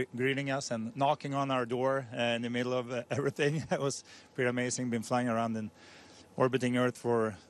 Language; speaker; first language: English; non-native, fluent; Swedish